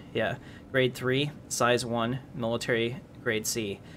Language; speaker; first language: English; native; English